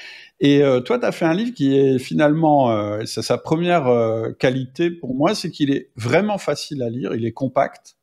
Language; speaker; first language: French; native; French